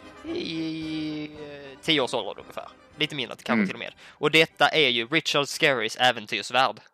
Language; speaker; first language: Swedish; native; Swedish